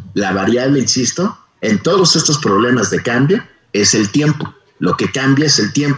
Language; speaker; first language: Spanish; native; Spanish